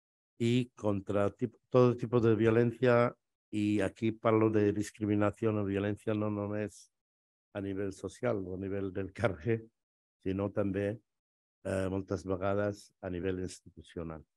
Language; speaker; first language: Catalan; non-native, fluent; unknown